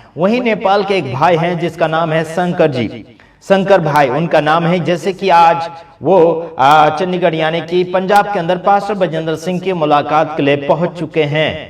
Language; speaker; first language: Hindi; non-native, local second language; Gujarati